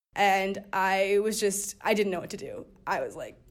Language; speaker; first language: English; native; English